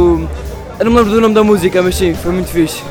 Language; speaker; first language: Portuguese; native; Portuguese